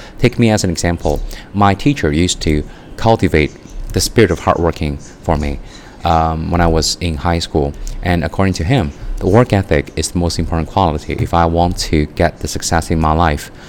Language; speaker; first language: English; non-native, fluent; Chinese